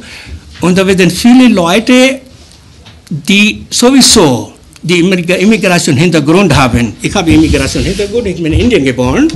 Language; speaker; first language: German; early bilingual, other home language; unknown